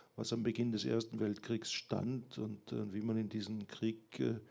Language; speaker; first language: German; native; German